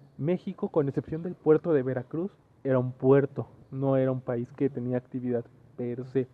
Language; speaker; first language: Spanish; native; Spanish